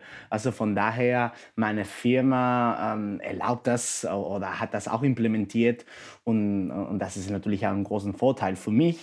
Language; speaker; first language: German; non-native, fluent; Spanish